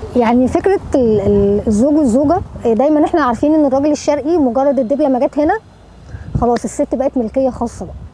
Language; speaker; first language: Arabic; native; Arabic